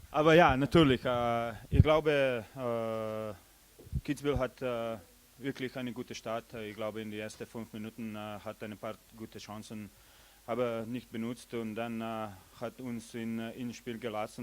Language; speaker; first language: German; non-native, learner; Slovenian